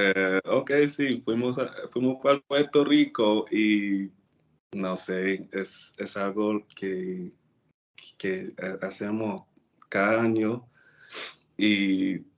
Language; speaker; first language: Spanish; non-native, learner; English